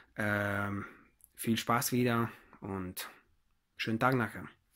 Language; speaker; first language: German; non-native, learner; Hungarian